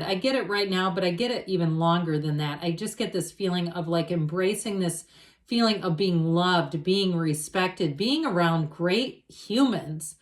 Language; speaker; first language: English; native; English